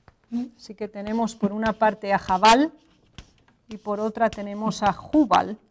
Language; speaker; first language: Spanish; native; Spanish